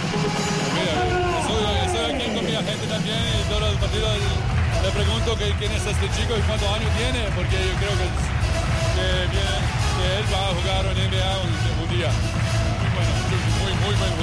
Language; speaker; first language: Spanish; non-native, learner; English